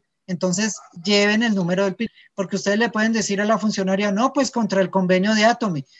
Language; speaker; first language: Spanish; native; Spanish